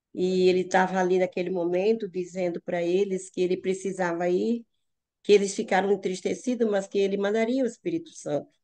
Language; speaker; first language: Portuguese; native; Portuguese